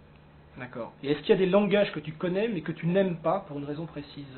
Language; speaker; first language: French; native; French